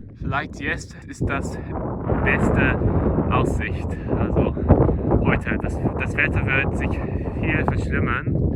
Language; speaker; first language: German; non-native, learner; English